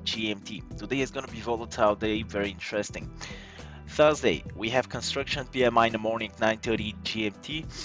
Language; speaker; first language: English; non-native, fluent; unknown